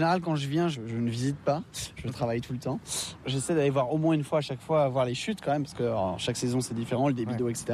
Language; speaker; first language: French; native; French